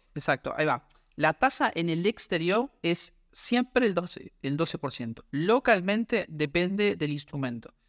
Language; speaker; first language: Spanish; native; Spanish